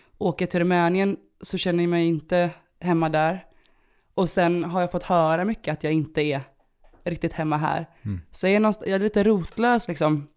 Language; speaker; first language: Swedish; early bilingual, other home language; Romanian